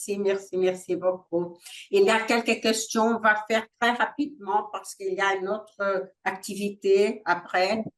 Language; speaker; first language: French; non-native, fluent; Portuguese